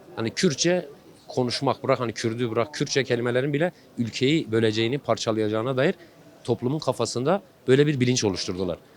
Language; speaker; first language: Turkish; non-native, local second language; Kurdish